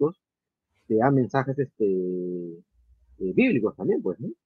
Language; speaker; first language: Spanish; native; Spanish